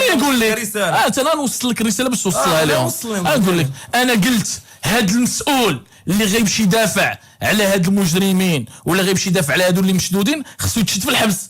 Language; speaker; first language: Arabic; native; Arabic